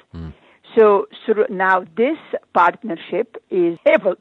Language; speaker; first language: English; non-native, fluent; Croatian